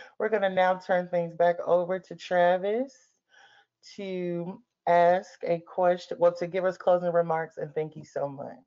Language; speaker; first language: English; native; English